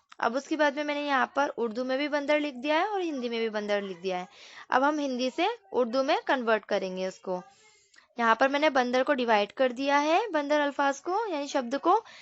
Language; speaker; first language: Hindi; native; Hindi